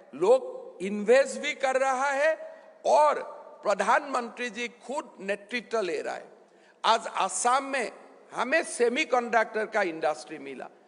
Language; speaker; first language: Hindi; non-native, local second language; Assamese